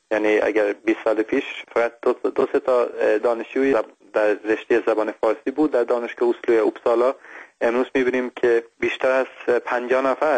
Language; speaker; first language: Persian; non-native, fluent; Swedish